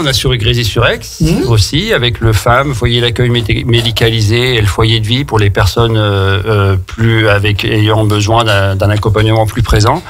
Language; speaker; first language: French; native; French